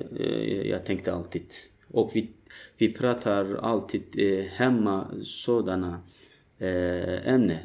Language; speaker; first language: Swedish; non-native, learner; Turkish